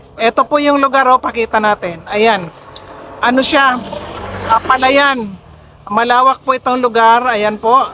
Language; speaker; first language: Filipino; non-native, local second language; Bikol